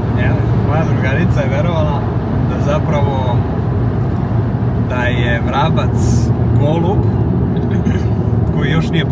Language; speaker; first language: Serbian; native; Serbian